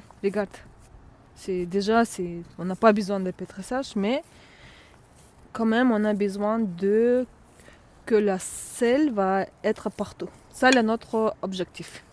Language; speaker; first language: French; non-native, learner; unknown